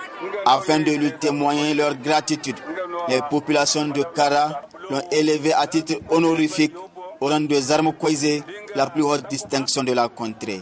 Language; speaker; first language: French; native; French